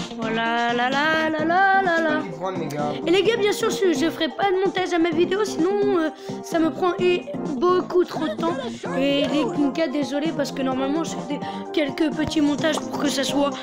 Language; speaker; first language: French; native; French